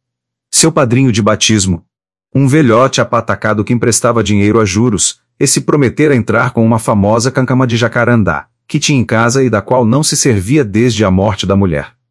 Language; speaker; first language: Portuguese; native; Portuguese